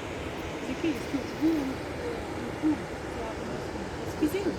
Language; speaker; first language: German; non-native, learner; Arabic